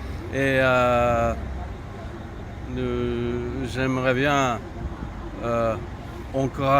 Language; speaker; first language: French; non-native, fluent; Japanese